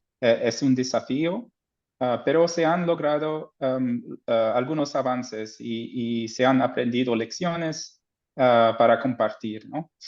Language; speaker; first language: Spanish; non-native, fluent; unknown